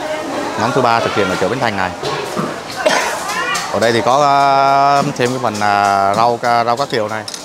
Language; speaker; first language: Vietnamese; native; Vietnamese